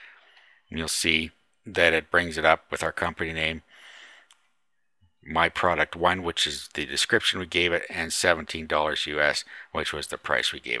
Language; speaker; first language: English; native; English